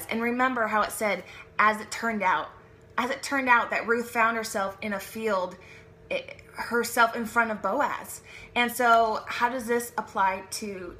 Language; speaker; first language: English; native; English